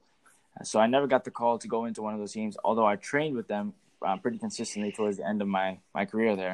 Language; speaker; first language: English; native; English